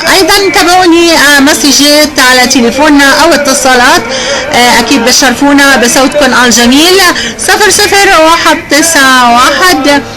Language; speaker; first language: Arabic; native; Arabic